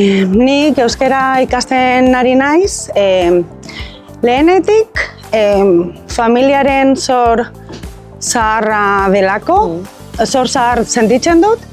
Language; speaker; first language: Basque; non-native, learner; Spanish